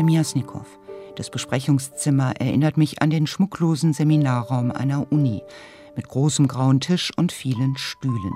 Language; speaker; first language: German; native; German